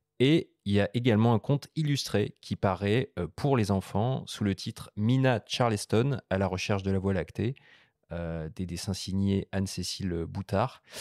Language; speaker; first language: French; native; French